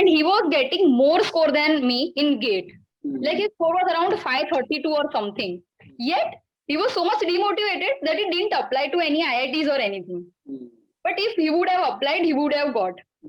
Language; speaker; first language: English; non-native, local second language; Gujarati